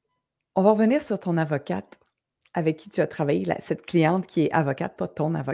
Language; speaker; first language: French; native; French